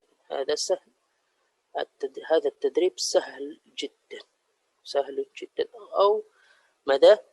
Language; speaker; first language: Arabic; non-native, fluent; Indonesian